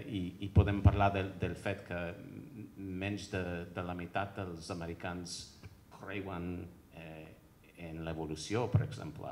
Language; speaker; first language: Catalan; non-native, fluent; English